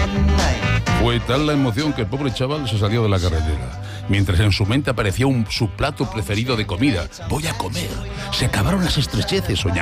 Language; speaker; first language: Spanish; native; Spanish